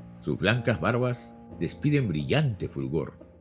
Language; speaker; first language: Spanish; native; Spanish